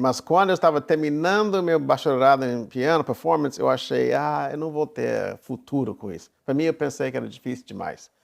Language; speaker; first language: Portuguese; non-native, fluent; English